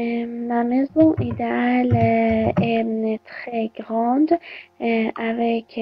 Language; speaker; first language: French; non-native, learner; Persian